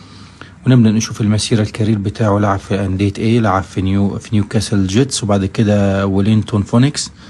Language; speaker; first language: Arabic; native; Arabic